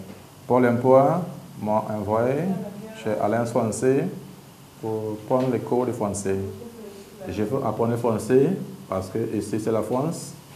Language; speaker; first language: French; non-native, learner; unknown